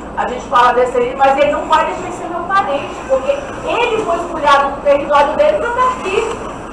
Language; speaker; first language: Portuguese; non-native, local second language; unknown